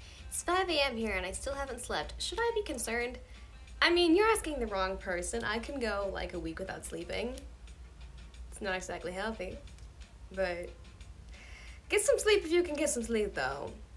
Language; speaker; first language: English; native; English